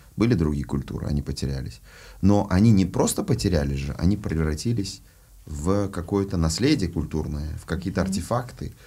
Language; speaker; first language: Russian; non-native, local second language; Uzbek